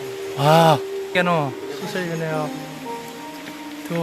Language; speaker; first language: Hindi; non-native, local second language; Assamese